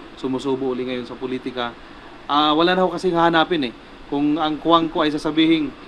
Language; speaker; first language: Filipino; non-native, local second language; Bikol